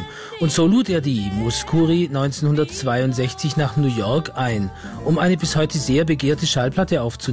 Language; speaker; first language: German; native; German